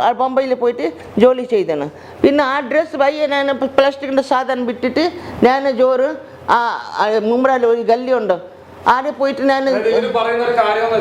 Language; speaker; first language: Malayalam; non-native, learner; Hindi